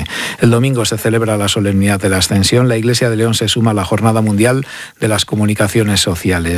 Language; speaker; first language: Spanish; native; Spanish